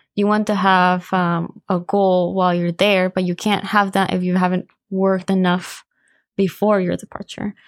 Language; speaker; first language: English; non-native, fluent; Spanish